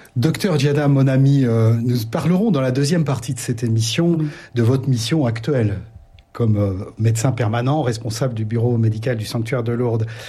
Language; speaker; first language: French; native; French